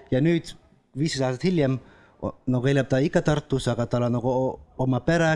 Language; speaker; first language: Estonian; non-native, fluent; Dutch